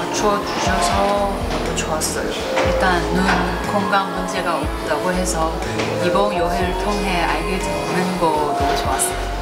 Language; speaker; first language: Korean; non-native, fluent; Chinese